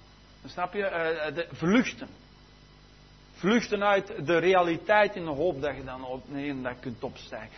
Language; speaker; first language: Dutch; native; Dutch